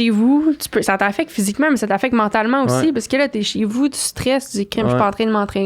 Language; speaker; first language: French; native; French